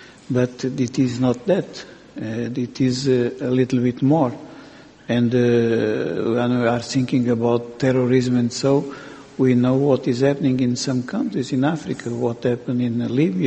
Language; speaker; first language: English; non-native, fluent; Portuguese